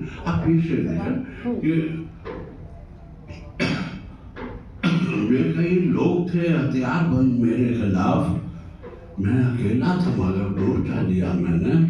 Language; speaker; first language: Hindi; native; Hindi